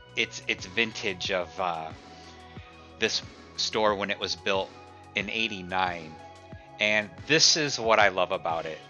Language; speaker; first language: English; native; English